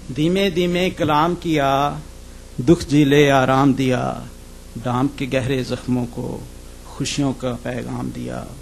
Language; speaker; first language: Urdu; native; Urdu